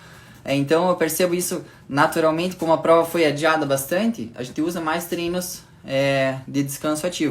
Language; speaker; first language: Portuguese; native; Portuguese